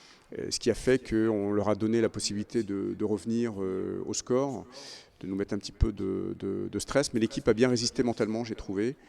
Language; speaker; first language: French; native; French